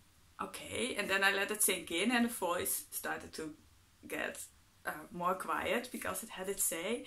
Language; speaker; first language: English; non-native, fluent; Dutch